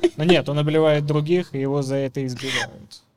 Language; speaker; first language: Russian; native; Russian